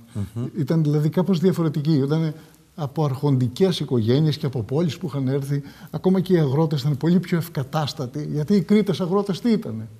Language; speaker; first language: Greek; native; Greek